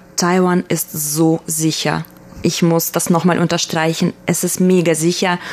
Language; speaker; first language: German; early bilingual, other home language; Russian